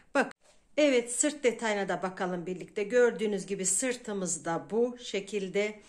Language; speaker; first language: Turkish; native; Turkish